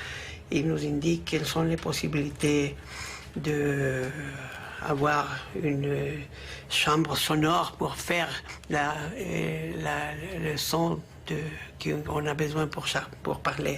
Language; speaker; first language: French; non-native, fluent; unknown